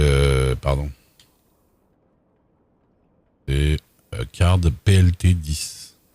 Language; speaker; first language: French; native; French